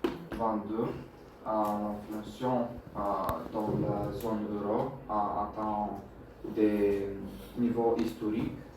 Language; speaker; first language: French; non-native, learner; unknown